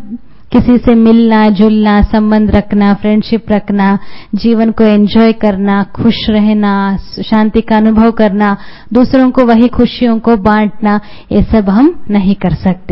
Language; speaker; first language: Hindi; native; Hindi